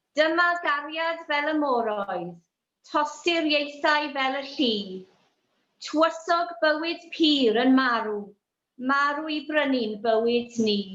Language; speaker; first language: Welsh; native; Welsh